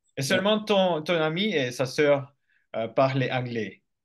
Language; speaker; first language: French; non-native, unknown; Finnish